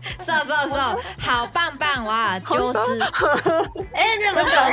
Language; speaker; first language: Japanese; non-native, learner; Chinese